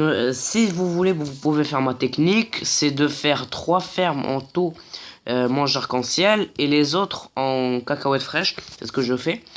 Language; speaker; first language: French; native; French